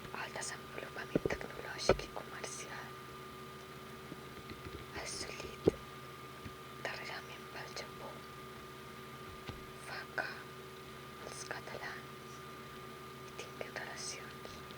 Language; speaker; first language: Catalan; non-native, local second language; Spanish